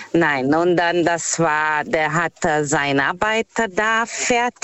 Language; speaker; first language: German; non-native, learner; Portuguese